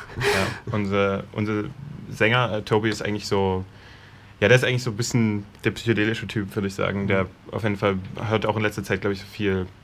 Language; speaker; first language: German; native; German